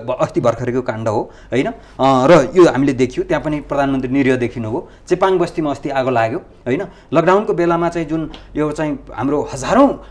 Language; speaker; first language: Nepali; native; Nepali